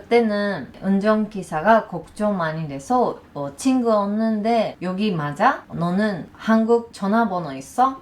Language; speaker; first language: Korean; non-native, learner; Japanese